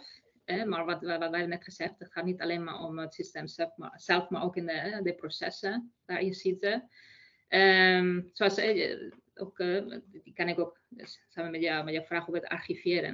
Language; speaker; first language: Dutch; non-native, fluent; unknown